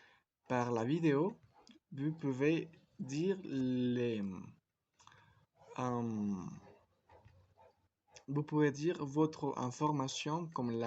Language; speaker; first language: French; non-native, fluent; Spanish